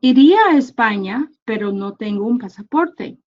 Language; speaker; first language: Spanish; non-native, fluent; English